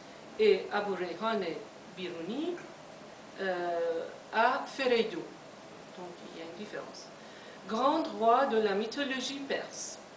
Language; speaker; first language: French; non-native, fluent; Persian